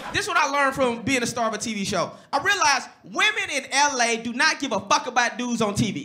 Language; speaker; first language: English; native; English